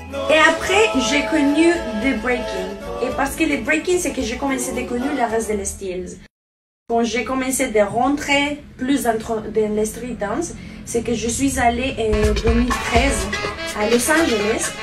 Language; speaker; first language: French; non-native, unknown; Spanish